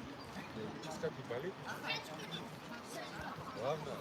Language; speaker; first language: Russian; non-native, local second language; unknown